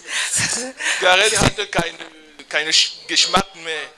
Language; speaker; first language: German; non-native, learner; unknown